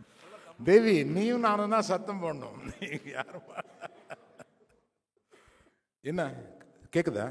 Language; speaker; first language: Tamil; non-native, local second language; Telugu